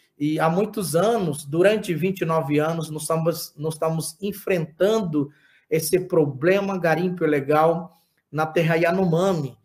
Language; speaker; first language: Portuguese; non-native, local second language; Yanomámi